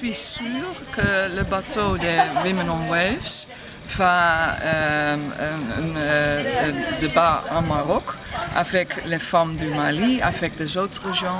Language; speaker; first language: French; non-native, learner; Dutch